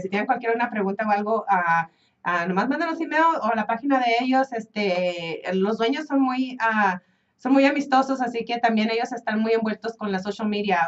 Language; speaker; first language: Spanish; early bilingual, heritage; Spanish